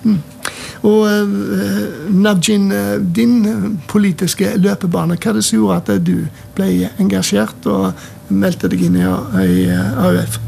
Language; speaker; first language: Norwegian; native; Norwegian